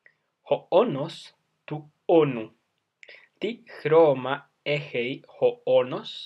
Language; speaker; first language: Greek; non-native, fluent; Spanish